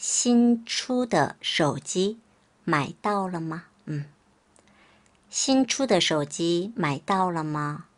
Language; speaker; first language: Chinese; non-native, fluent; Korean